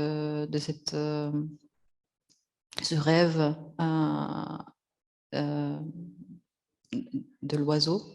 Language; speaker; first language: French; non-native, fluent; Russian